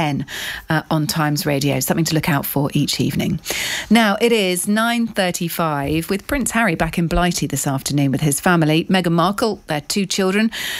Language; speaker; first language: English; native; English